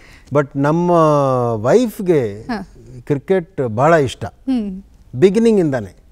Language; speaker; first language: Kannada; non-native, fluent; Hindi